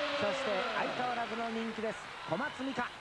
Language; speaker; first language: Japanese; native; Japanese